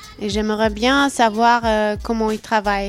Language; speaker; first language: French; non-native, fluent; German